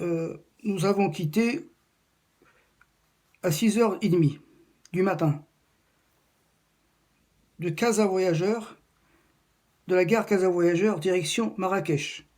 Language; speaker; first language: French; non-native, local second language; Arabic